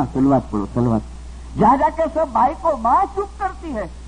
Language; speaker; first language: Hindi; non-native, local second language; Gujarati